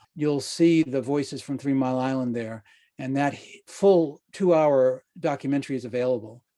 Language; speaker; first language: English; native; English